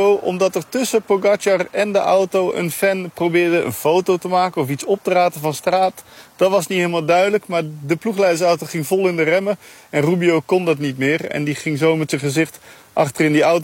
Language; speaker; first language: Dutch; native; Dutch